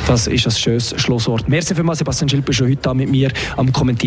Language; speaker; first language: German; native; German